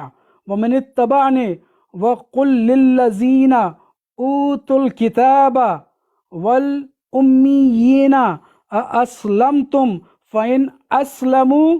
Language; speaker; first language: Urdu; native; Urdu